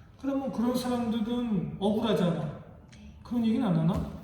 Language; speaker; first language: Korean; native; Korean